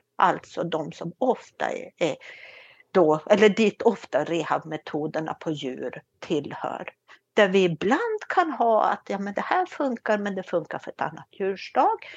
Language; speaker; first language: Swedish; native; Swedish